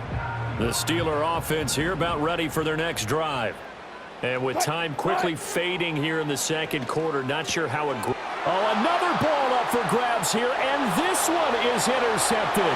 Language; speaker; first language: English; native; English